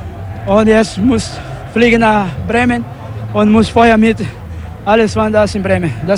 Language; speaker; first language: German; non-native, learner; Portuguese